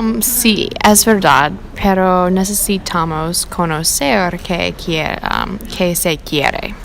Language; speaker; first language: Spanish; non-native, learner; English